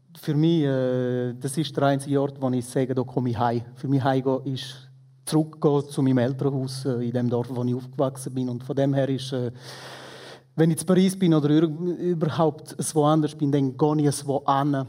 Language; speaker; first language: German; non-native, local second language; Romansh